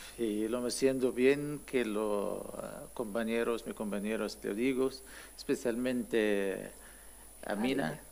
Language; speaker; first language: Spanish; non-native, learner; Arabic